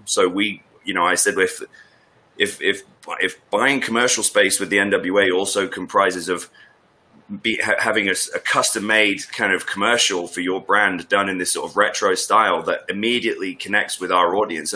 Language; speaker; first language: English; native; English